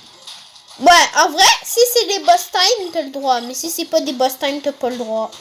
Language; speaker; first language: French; native; French